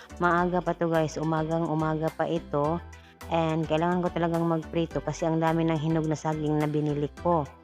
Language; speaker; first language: Filipino; non-native, local second language; Cebuano